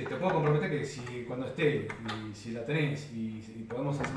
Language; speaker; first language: Spanish; native; Spanish